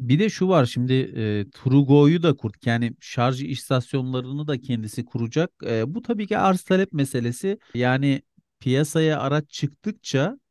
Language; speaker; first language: Turkish; native; Turkish